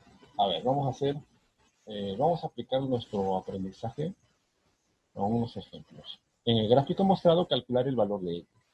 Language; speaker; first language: Spanish; native; Spanish